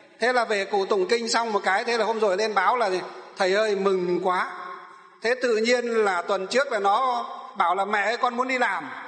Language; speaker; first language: Vietnamese; native; Vietnamese